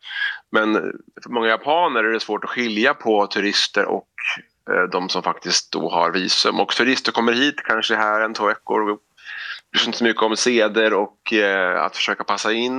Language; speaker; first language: Swedish; native; Swedish